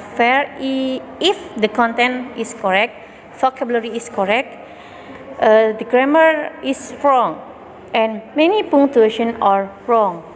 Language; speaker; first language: English; non-native, learner; Indonesian